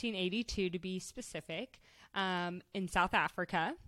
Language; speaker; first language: English; native; English